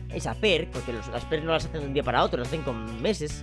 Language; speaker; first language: Spanish; native; Spanish